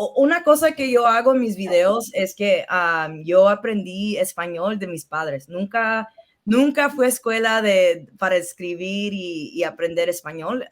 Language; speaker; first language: Spanish; early bilingual, heritage; Spanish